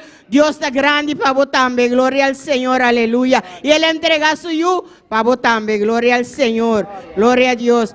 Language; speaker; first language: Spanish; non-native, learner; Papiamento